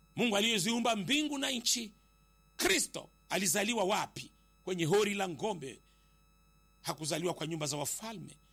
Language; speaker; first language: Swahili; native; Swahili